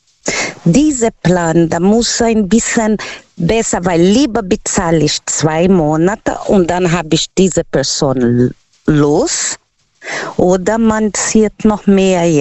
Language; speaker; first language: German; non-native, learner; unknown